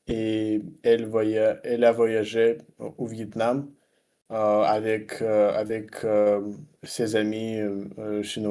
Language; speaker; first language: French; non-native, learner; Russian